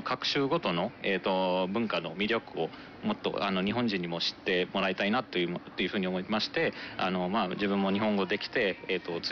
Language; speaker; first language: Japanese; non-native, fluent; Marathi